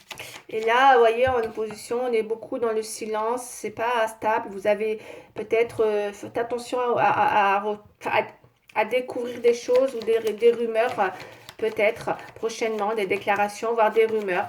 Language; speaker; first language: French; native; French